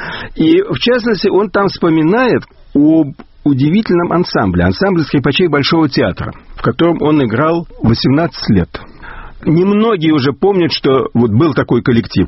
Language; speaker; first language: Russian; native; Russian